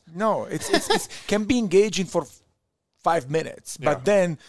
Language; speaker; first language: English; non-native, fluent; Italian